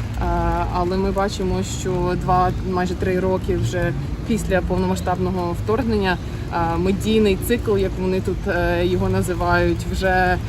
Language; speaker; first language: Ukrainian; early bilingual, heritage; Ukrainian